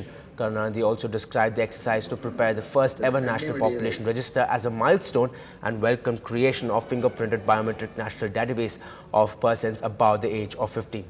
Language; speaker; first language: English; non-native, local second language; Tamil